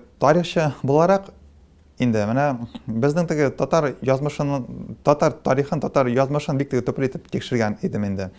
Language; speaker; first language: Tatar; non-native, local second language; Russian